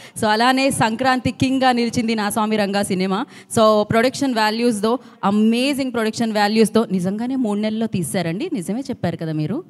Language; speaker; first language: Telugu; native; Telugu